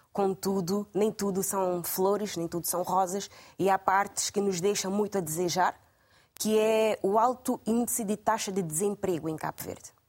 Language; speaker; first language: Portuguese; non-native, local second language; Kabuverdianu